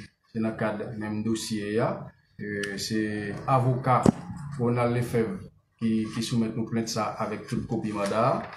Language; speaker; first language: French; non-native, local second language; Haitian Creole